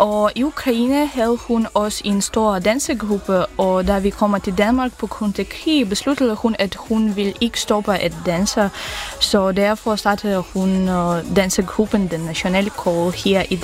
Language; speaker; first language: Danish; non-native, learner; Ukrainian